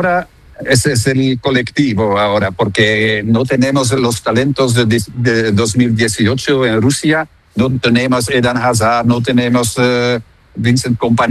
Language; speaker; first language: Spanish; non-native, learner; Dutch